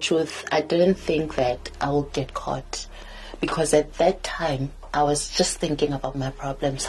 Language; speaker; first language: English; non-native, local second language; Southern Sotho